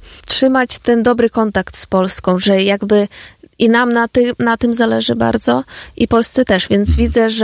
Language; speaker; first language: Polish; non-native, fluent; Ukrainian